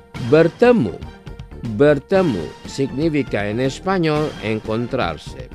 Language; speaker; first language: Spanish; non-native, fluent; Indonesian